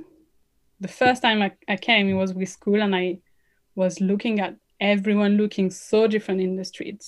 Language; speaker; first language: English; non-native, fluent; French